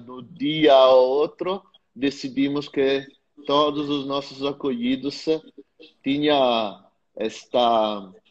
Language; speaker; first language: Portuguese; non-native, fluent; Italian